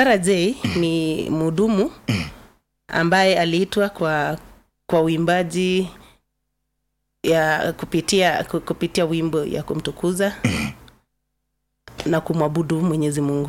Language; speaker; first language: Swahili; non-native, local second language; Kalenjin